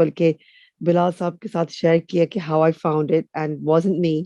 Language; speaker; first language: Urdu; non-native, fluent; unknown